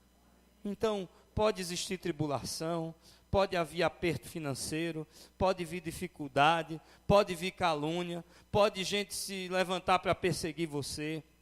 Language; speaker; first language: Portuguese; native; Portuguese